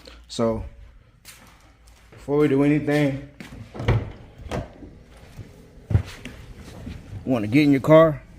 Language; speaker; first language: English; native; English